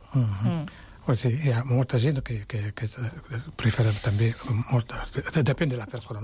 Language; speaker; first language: Catalan; non-native, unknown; Wolof